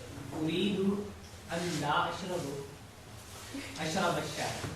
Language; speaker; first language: Arabic; non-native, learner; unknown